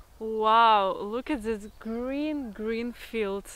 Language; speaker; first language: English; non-native, fluent; Ukrainian